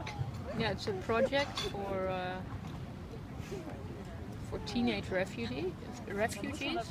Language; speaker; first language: English; non-native, fluent; Dutch